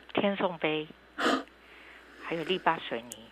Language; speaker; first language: Chinese; non-native, local second language; Hakka Chinese